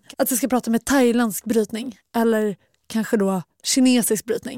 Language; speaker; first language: Swedish; native; Swedish